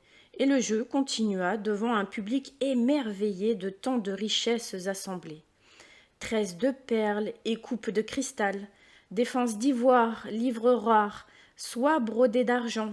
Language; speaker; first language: French; native; French